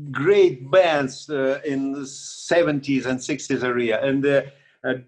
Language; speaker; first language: English; non-native, learner; Russian